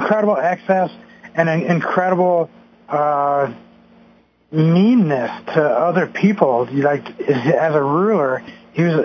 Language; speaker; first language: English; native; English